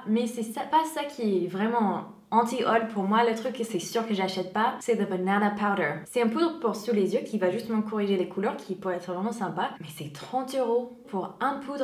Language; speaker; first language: French; non-native, fluent; English